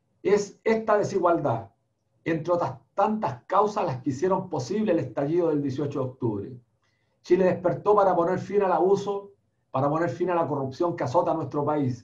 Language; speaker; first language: Spanish; native; Spanish